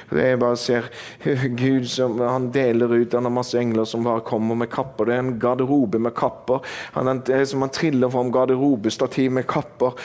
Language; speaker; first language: Norwegian; native; Norwegian